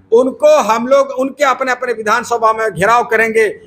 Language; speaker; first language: Hindi; native; Hindi